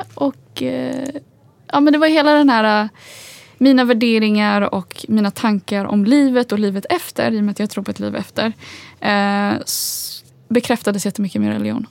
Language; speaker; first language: Swedish; early bilingual, other home language; Arabic